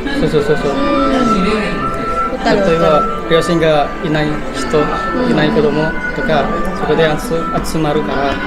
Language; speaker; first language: Japanese; non-native, fluent; Indonesian